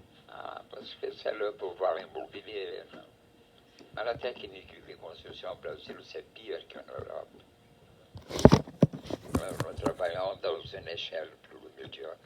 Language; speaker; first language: French; non-native, fluent; Portuguese